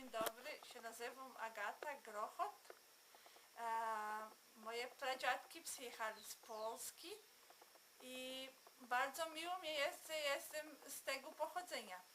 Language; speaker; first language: Polish; early bilingual, heritage; Polish